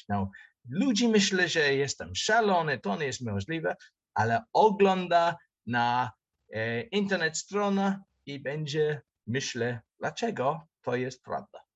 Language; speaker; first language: Polish; non-native, learner; English